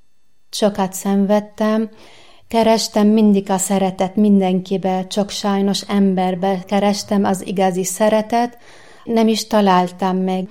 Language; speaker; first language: Hungarian; non-native, fluent; Arabic